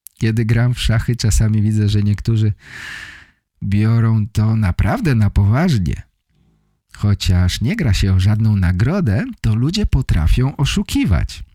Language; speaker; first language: Polish; native; Polish